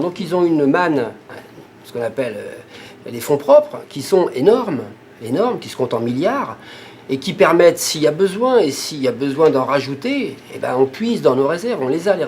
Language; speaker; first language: French; native; French